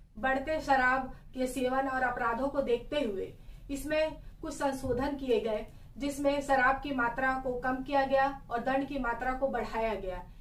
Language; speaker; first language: Hindi; native; Hindi